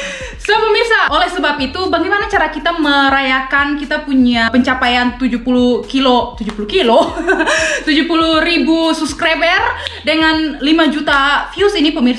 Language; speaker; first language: Indonesian; non-native, local second language; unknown